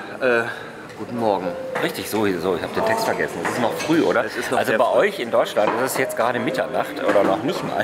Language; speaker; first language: German; native; German